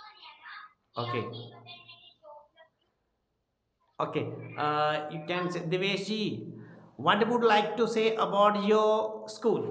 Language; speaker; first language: English; non-native, local second language; Hindi